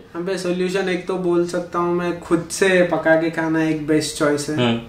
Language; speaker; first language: Hindi; non-native, local second language; Urdu